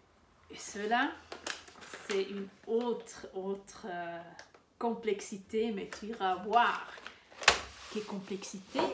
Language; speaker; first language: French; non-native, learner; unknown